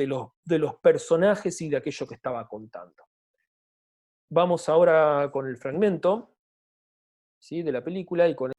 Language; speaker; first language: Spanish; native; Spanish